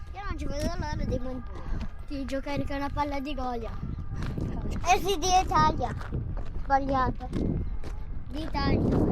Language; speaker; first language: Italian; early bilingual, other home language; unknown